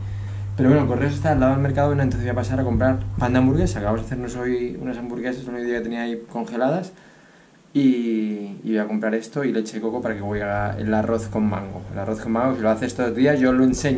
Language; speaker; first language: Spanish; native; Spanish